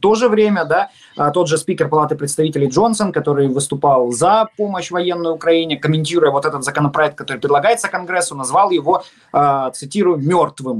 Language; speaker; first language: Russian; native; Russian